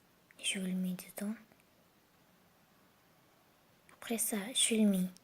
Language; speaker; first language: French; non-native, learner; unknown